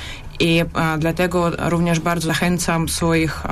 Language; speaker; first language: Polish; non-native, learner; Russian